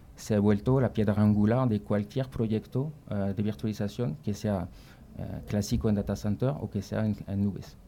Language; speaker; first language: Spanish; non-native, fluent; French